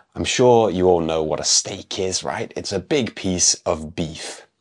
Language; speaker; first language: English; native; English